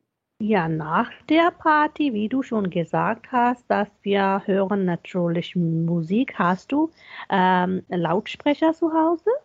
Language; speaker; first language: German; non-native, fluent; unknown